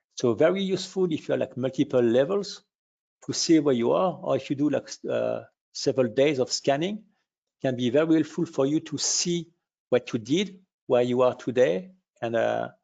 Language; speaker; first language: English; non-native, fluent; French